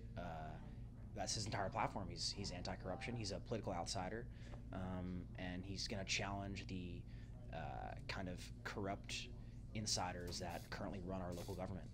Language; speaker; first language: English; native; English